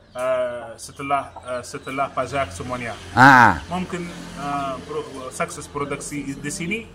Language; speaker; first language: Indonesian; non-native, learner; Arabic